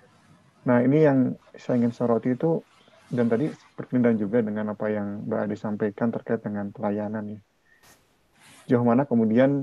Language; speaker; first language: Indonesian; native; Indonesian